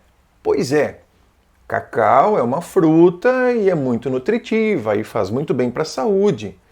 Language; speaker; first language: Portuguese; native; Portuguese